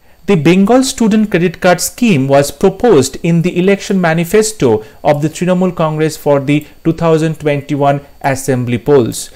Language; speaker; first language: English; non-native, local second language; Bangla